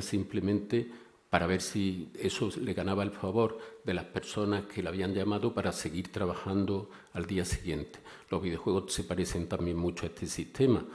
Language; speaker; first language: Spanish; native; Spanish